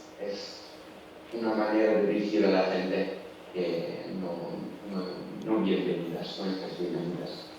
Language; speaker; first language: Spanish; non-native, learner; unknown